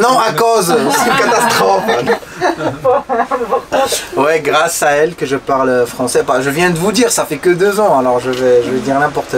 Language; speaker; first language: French; non-native, local second language; Arabic